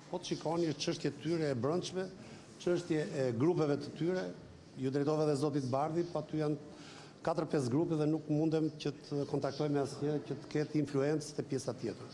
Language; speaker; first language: Albanian; native; Albanian